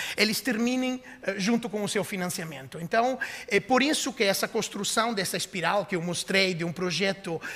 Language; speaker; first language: Portuguese; non-native, fluent; Italian